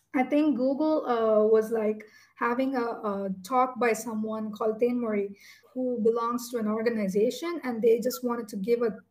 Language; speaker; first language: English; non-native, local second language; Tamil